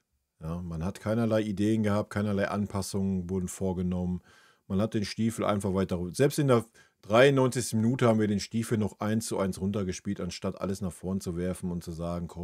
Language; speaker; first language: German; native; German